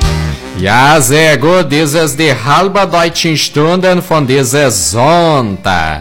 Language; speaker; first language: German; early bilingual, heritage; German